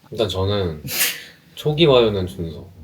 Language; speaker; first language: Korean; native; Korean